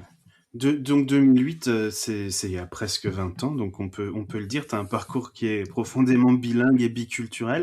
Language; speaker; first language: French; native; French